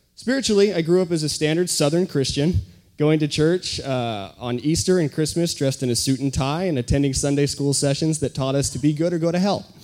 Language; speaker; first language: English; native; English